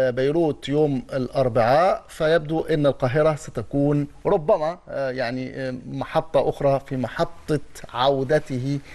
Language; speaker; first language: Arabic; native; Arabic